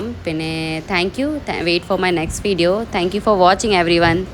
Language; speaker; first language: Malayalam; non-native, learner; Hindi